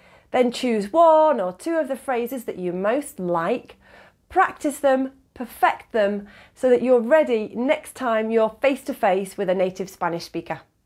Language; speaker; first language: English; native; English